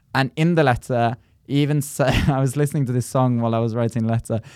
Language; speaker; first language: English; non-native, fluent; Norwegian